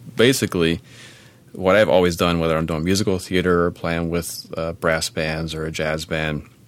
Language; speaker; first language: English; native; English